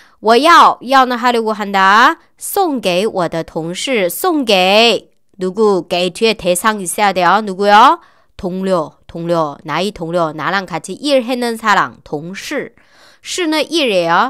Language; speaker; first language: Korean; non-native, fluent; Chinese